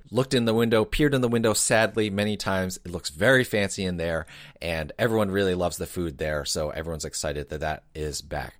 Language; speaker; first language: English; native; English